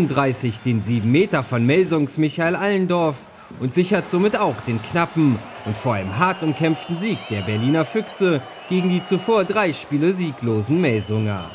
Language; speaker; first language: German; native; German